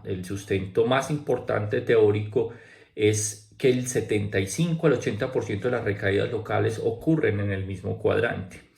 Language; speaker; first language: Spanish; native; Spanish